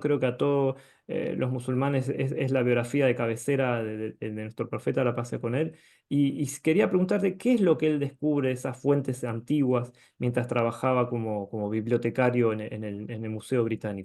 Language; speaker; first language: Spanish; native; Spanish